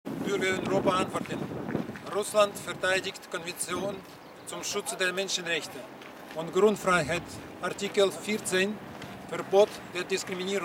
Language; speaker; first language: German; non-native, learner; Russian